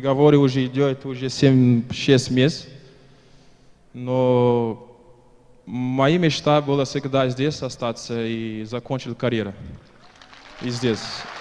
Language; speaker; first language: Russian; non-native, fluent; Portuguese